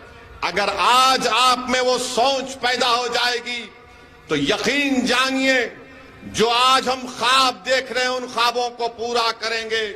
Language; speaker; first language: Urdu; native; Urdu